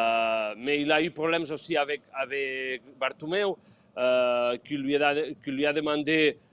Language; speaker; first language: French; non-native, fluent; Spanish